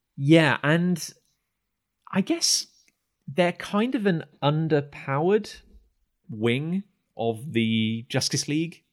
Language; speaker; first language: English; native; English